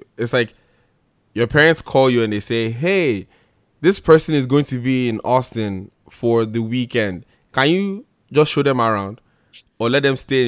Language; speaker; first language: English; native; English